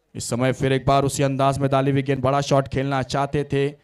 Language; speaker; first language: Hindi; non-native, local second language; Marathi